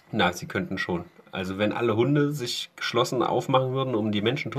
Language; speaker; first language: German; native; German